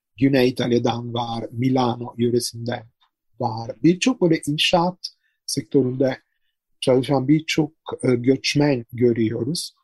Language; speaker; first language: Turkish; non-native, fluent; Italian